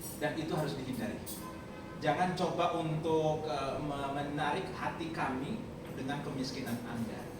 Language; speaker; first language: Indonesian; non-native, local second language; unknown